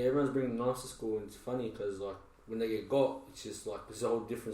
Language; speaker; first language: English; native; English